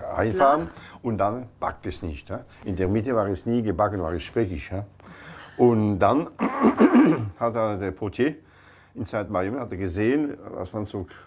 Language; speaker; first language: German; non-native, local second language; French